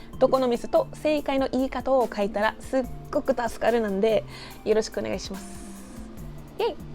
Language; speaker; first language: Japanese; non-native, fluent; English